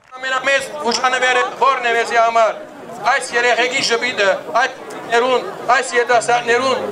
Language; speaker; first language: Armenian; early bilingual, heritage; Armenian